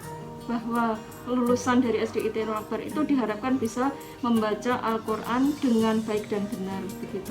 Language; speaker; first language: Indonesian; native; Indonesian